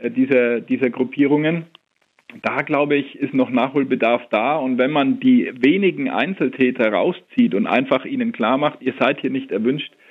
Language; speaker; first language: German; native; German